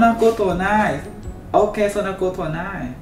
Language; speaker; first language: Japanese; non-native, learner; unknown